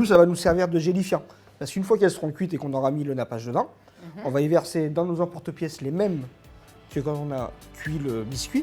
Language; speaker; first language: French; native; French